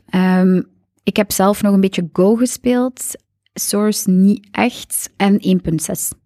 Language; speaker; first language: Dutch; native; Dutch